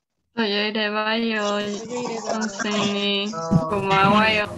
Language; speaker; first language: Korean; non-native, learner; Spanish